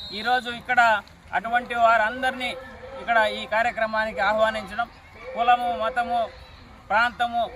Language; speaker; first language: Telugu; native; Telugu